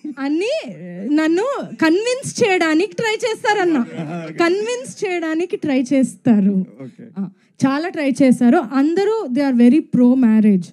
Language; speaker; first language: Telugu; non-native, fluent; Tamil